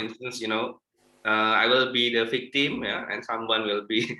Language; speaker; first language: English; non-native, fluent; Indonesian